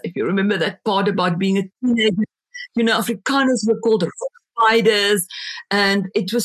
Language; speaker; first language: English; non-native, local second language; Afrikaans